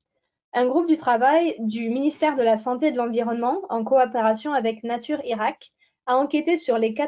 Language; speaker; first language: French; native; French